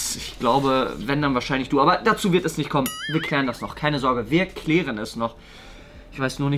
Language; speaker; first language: German; native; German